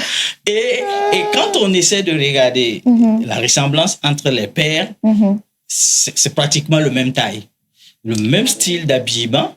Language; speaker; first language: French; non-native, local second language; Mossi